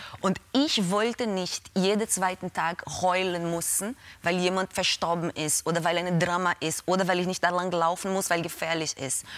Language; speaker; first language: German; non-native, fluent; Portuguese